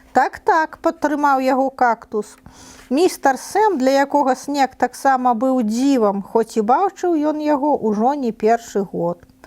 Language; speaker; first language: Belarusian; non-native, local second language; Russian